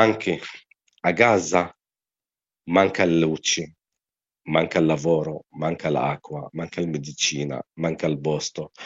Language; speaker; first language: Italian; non-native, learner; Arabic